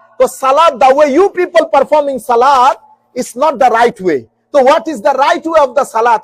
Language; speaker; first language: English; non-native, local second language; Bangla